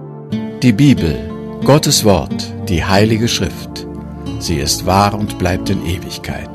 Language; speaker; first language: German; native; German